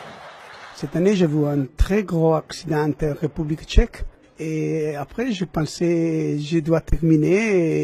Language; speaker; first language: French; non-native, learner; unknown